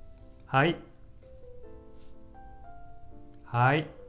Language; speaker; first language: Japanese; non-native, fluent; Korean